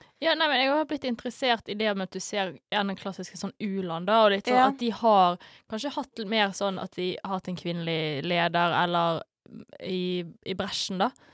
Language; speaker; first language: Norwegian; early bilingual, other home language; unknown